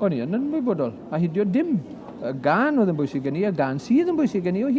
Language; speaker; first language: Welsh; native; Welsh